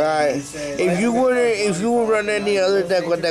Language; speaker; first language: English; native; English